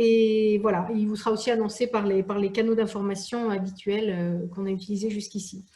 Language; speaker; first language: French; native; French